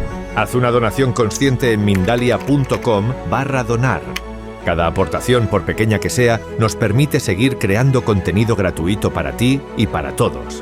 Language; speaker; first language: Spanish; native; Spanish